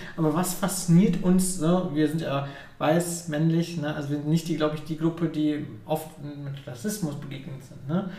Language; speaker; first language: German; early bilingual, other home language; Ukrainian